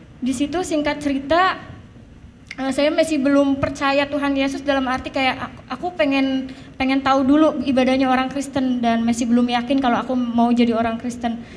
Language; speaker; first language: Indonesian; native; Indonesian